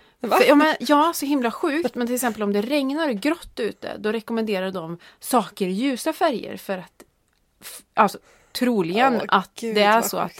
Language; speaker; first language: Swedish; native; Swedish